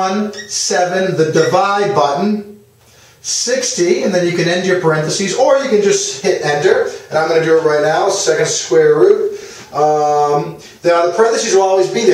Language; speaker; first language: English; native; English